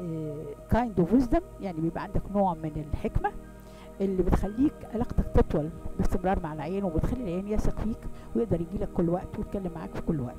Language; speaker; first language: Arabic; native; Arabic